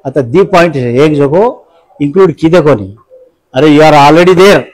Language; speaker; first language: Hindi; non-native, local second language; Telugu